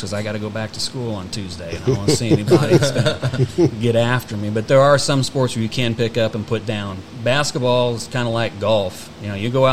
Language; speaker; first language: English; native; English